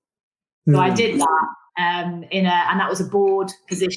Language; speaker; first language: English; native; English